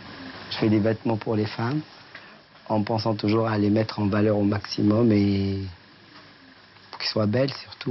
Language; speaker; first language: French; non-native, local second language; Arabic